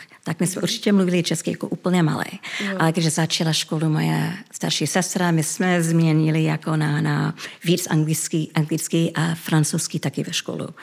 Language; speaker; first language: Czech; early bilingual, heritage; Czech